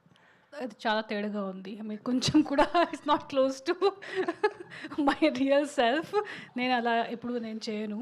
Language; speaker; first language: Telugu; non-native, fluent; Hindi